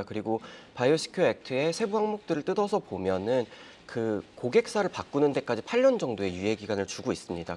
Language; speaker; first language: Korean; native; Korean